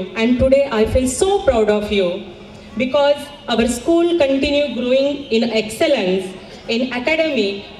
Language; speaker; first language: English; non-native, local second language; Marathi